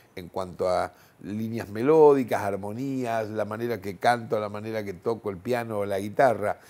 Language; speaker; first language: Spanish; native; Spanish